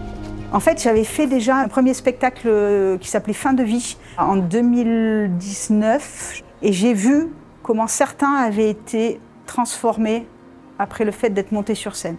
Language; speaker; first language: French; native; French